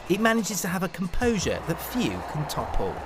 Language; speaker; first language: English; native; English